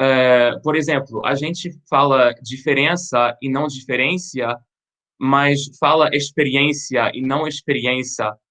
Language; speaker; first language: Portuguese; non-native, fluent; French